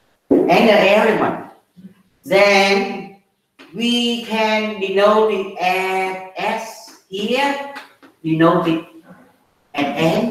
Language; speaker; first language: English; non-native, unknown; Vietnamese